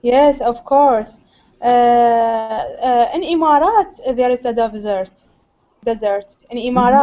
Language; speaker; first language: English; non-native, learner; Arabic